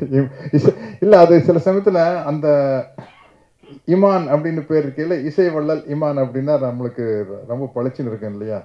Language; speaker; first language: Tamil; native; Tamil